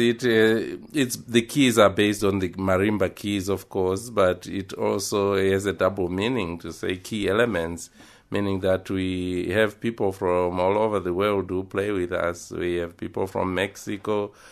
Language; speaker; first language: English; non-native, local second language; Shona